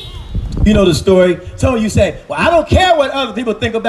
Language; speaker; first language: English; native; English